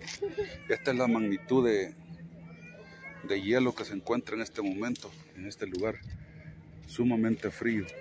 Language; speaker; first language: Spanish; native; Spanish